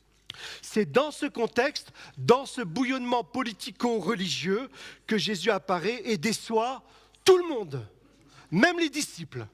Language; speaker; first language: French; native; French